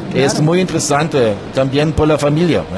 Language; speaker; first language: Spanish; non-native, learner; German